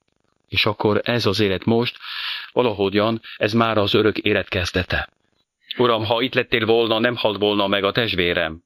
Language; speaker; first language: Hungarian; non-native, fluent; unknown